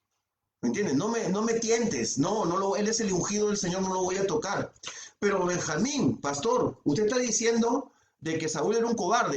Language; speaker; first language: Spanish; native; Spanish